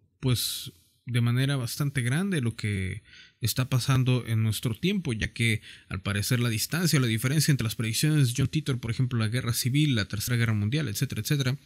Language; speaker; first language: Spanish; native; Spanish